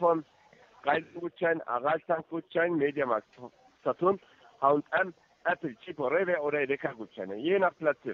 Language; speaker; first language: German; non-native, fluent; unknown